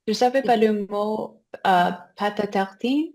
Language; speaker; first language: French; non-native, learner; English